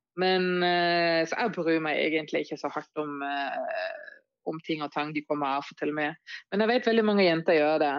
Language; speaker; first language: Norwegian; non-native, fluent; German